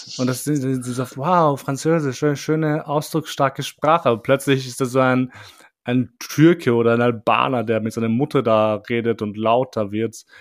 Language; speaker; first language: German; early bilingual, other home language; Albanian